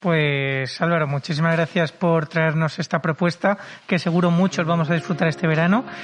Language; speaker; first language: Spanish; native; Spanish